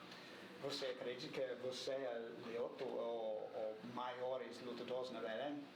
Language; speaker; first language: Portuguese; non-native, learner; English